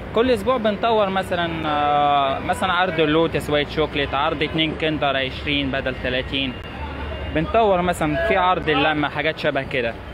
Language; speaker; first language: Egyptian Arabic; native; Egyptian Arabic